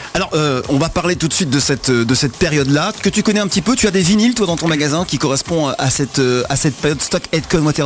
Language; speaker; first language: French; native; French